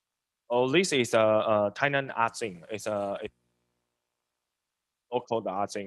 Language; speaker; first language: English; non-native, learner; Chinese